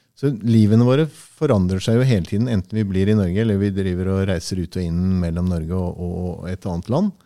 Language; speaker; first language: Norwegian; early bilingual, heritage; Norwegian